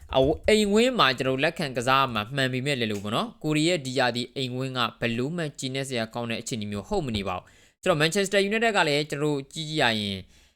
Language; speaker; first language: Burmese; native; Burmese